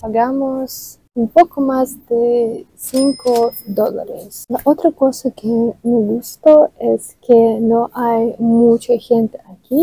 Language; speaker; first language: Spanish; non-native, learner; Russian